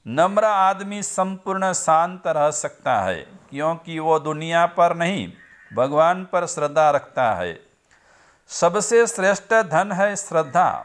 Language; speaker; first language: Hindi; non-native, local second language; Gujarati